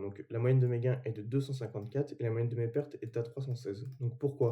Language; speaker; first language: French; native; French